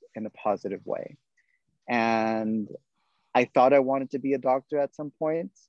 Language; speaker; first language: English; native; English